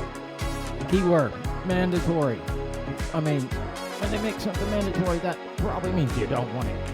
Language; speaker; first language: English; native; English